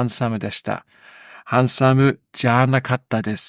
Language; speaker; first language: Japanese; non-native, learner; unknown